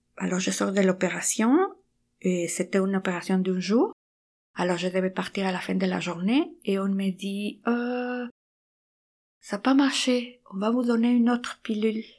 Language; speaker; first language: French; non-native, fluent; Spanish